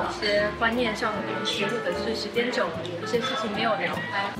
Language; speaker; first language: Chinese; native; Chinese